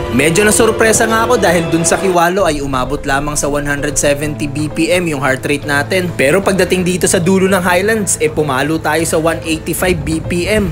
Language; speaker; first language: Filipino; non-native, local second language; Bikol